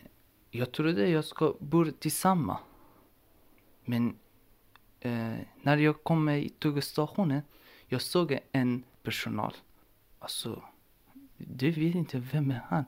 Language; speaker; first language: Swedish; non-native, learner; Persian